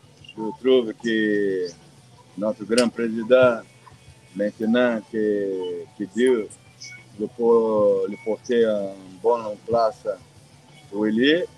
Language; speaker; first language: French; non-native, fluent; Portuguese